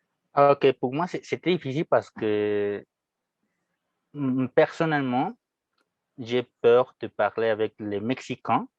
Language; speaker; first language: French; non-native, fluent; Spanish